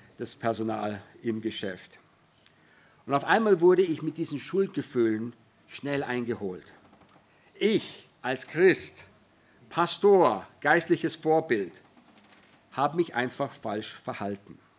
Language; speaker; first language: German; early bilingual, other home language; English